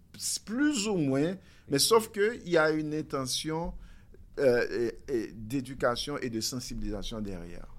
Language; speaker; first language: French; non-native, local second language; Haitian Creole